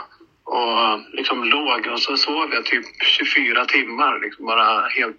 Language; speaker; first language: Swedish; native; Swedish